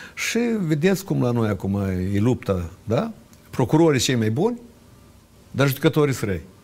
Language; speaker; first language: Romanian; native; Romanian